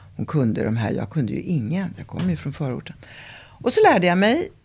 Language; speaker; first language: Swedish; early bilingual, other home language; Italian